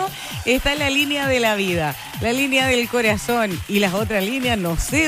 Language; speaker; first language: Spanish; native; Spanish